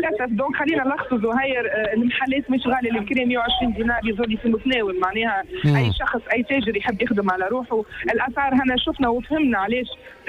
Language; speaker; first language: Arabic; native; Arabic